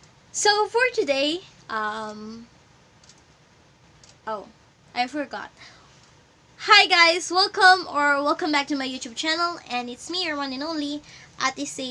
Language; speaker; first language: English; non-native, local second language; Filipino